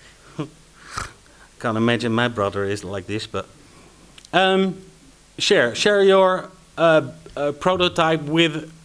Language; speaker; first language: English; non-native, fluent; Dutch